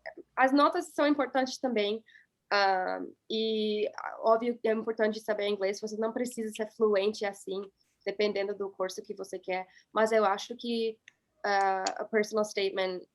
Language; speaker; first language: Portuguese; non-native, fluent; English